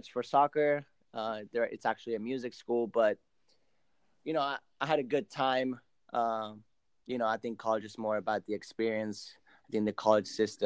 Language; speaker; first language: English; early bilingual, other home language; Spanish